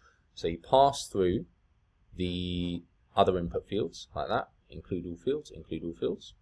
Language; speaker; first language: English; native; English